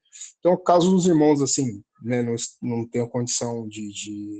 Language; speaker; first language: Portuguese; native; Portuguese